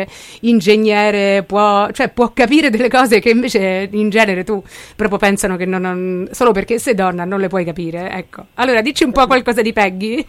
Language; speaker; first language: Italian; native; Italian